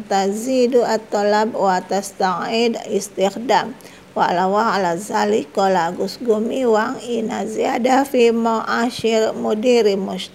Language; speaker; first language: Arabic; non-native, fluent; Indonesian